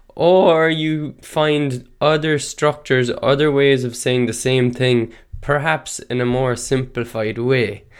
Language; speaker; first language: English; non-native, local second language; Irish